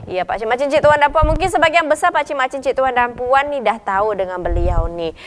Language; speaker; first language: Malay; native; Malay